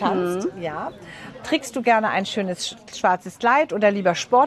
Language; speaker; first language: German; native; German